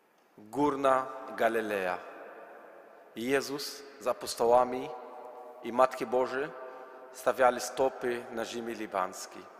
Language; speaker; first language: Polish; non-native, learner; Arabic